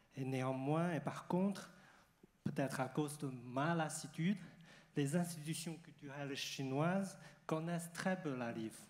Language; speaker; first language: French; non-native, fluent; Chinese